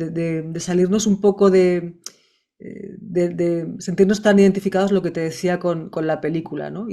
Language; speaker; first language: Spanish; native; Spanish